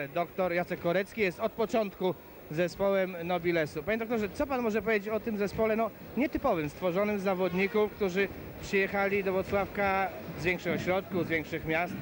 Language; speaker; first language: Polish; native; Polish